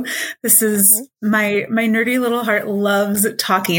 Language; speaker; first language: English; native; English